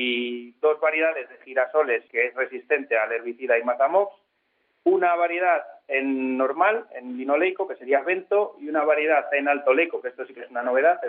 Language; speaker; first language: Spanish; native; Spanish